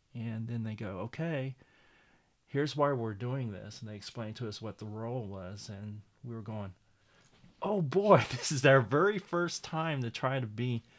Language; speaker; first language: English; native; English